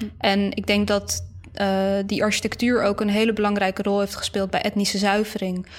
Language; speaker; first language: Dutch; early bilingual, other home language; Bosnian